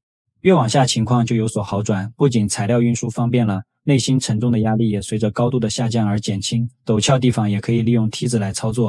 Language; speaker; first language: Chinese; native; Chinese